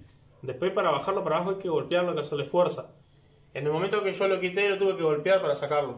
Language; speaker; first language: Spanish; native; Spanish